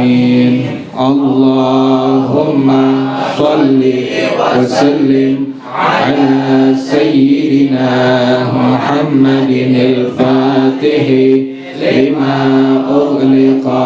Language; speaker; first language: Arabic; non-native, fluent; Indonesian